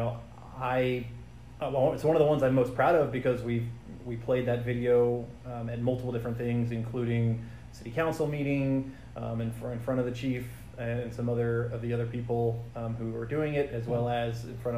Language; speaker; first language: English; native; English